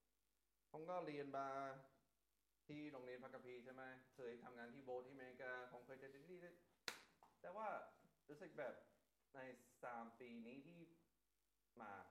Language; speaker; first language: Thai; non-native, fluent; English